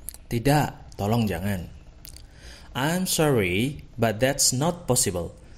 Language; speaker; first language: English; non-native, fluent; Indonesian